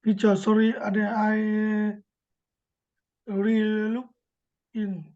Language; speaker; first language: English; non-native, learner; Vietnamese